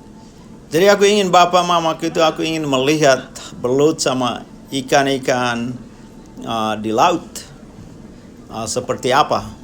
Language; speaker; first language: Indonesian; non-native, local second language; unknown